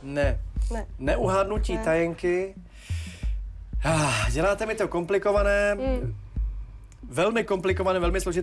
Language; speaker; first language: Czech; native; Czech